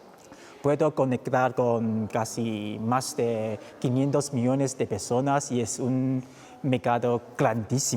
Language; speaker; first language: Spanish; non-native, fluent; Chinese